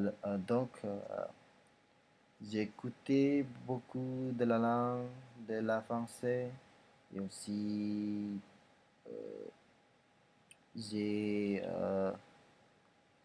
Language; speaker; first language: French; non-native, learner; Indonesian